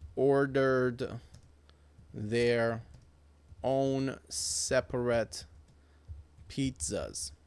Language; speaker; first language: English; non-native, fluent; Persian